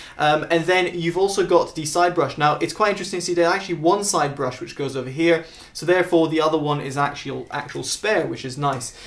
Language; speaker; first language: English; native; English